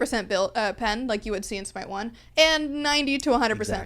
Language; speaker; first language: English; native; English